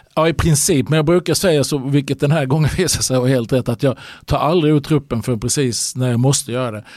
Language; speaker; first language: Swedish; native; Swedish